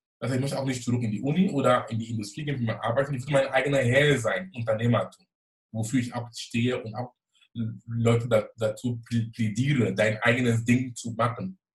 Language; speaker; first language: German; non-native, fluent; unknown